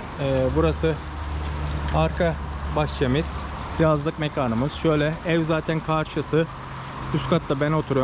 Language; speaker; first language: Turkish; native; Turkish